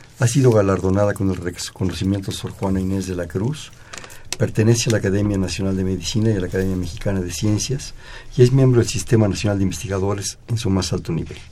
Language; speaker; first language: Spanish; native; Spanish